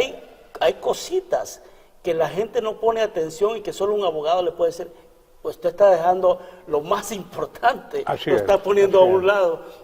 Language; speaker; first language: Spanish; native; Spanish